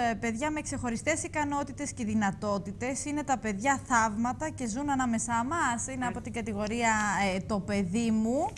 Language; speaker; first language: Greek; native; Greek